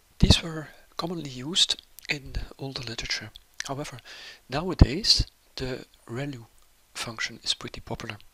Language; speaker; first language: English; non-native, fluent; Dutch